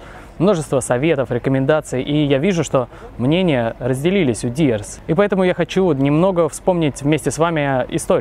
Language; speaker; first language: Russian; native; Russian